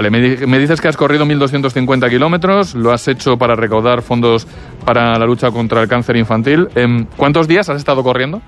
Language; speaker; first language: Spanish; native; Spanish